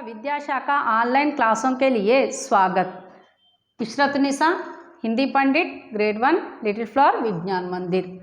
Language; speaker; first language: Hindi; non-native, local second language; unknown